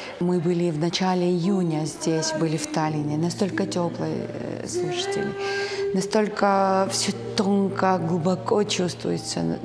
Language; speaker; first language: Russian; non-native, local second language; Georgian